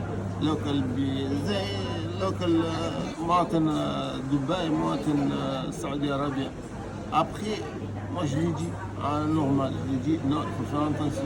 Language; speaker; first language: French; non-native, learner; Arabic